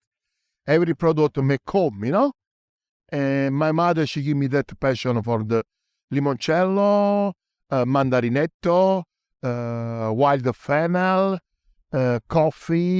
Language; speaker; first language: English; non-native, learner; Italian